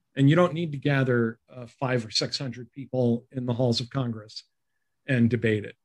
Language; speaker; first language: English; native; English